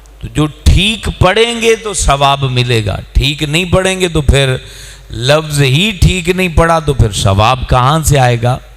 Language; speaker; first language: Urdu; non-native, local second language; Punjabi